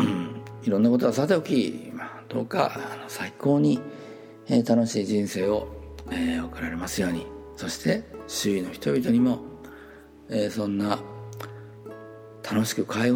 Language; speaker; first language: Japanese; native; Japanese